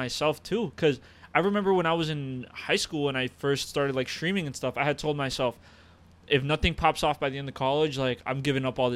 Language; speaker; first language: English; native; English